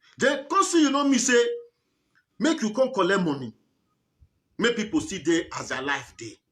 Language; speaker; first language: Nigerian Pidgin; native; Nigerian Pidgin